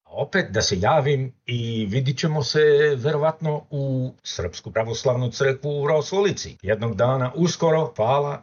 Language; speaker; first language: Serbian; early bilingual, heritage; Serbian